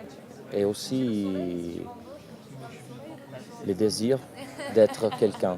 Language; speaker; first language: French; non-native, fluent; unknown